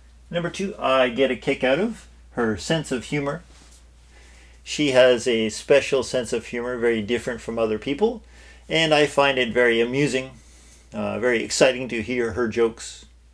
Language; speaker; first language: English; native; English